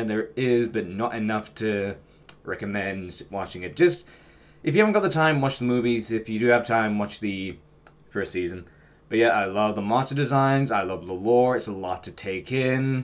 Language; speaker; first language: English; native; English